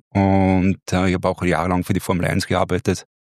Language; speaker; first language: German; native; German